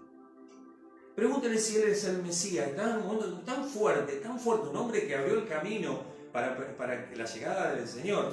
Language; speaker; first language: Spanish; native; Spanish